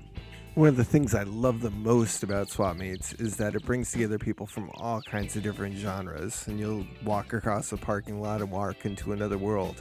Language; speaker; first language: English; native; English